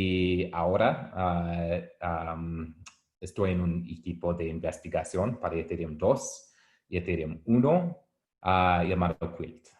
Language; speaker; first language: Spanish; non-native, learner; English